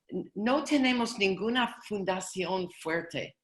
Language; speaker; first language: Spanish; non-native, learner; English